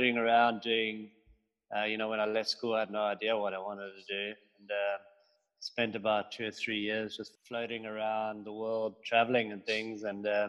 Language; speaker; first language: English; native; English